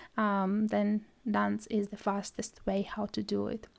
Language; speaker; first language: English; non-native, fluent; Latvian